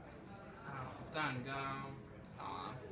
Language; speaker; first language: Chinese; non-native, learner; English